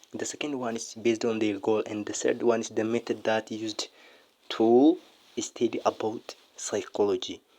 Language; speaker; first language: English; non-native, local second language; Amharic